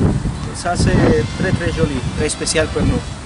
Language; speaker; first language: French; non-native, learner; Spanish